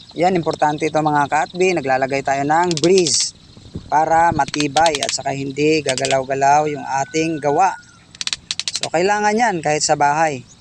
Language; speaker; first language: Filipino; non-native, local second language; Cebuano